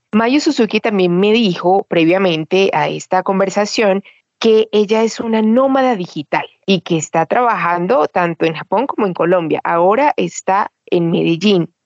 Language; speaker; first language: Spanish; native; Spanish